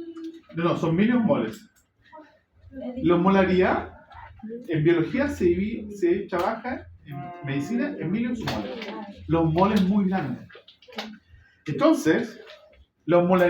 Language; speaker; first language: Spanish; native; Spanish